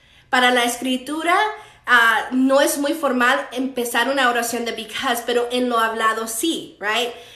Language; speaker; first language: Spanish; early bilingual, heritage; Spanish